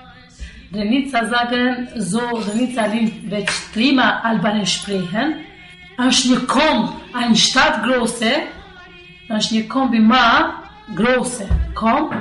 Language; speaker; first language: German; non-native, learner; Albanian